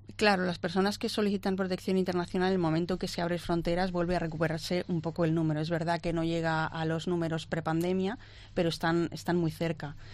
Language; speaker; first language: Spanish; native; Spanish